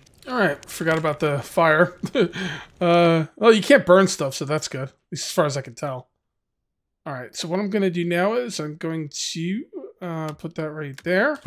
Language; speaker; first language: English; native; English